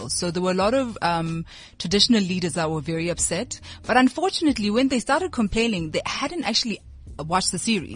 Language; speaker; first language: English; non-native, local second language; Southern Sotho